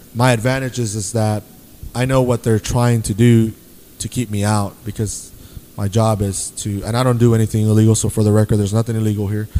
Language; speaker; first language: English; native; English